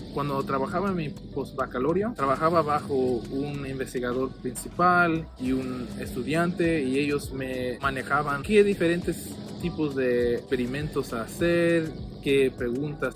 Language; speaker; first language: Spanish; early bilingual, heritage; Spanish